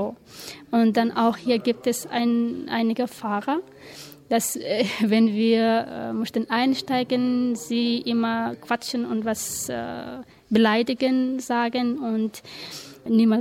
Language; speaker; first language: German; non-native, learner; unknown